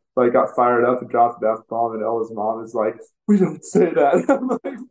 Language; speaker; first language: English; native; English